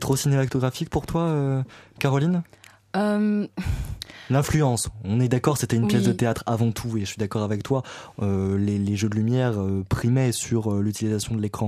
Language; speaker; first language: French; native; French